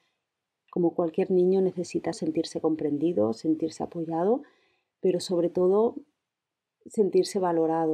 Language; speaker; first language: Spanish; native; Spanish